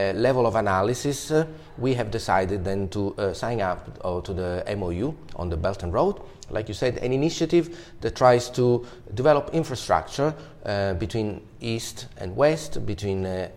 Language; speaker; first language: English; non-native, fluent; Italian